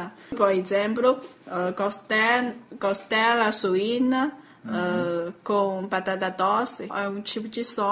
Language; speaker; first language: Portuguese; non-native, learner; Chinese